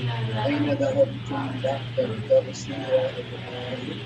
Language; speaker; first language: Arabic; non-native, learner; English